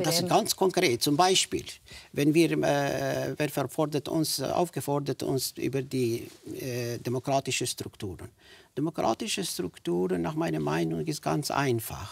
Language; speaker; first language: German; non-native, fluent; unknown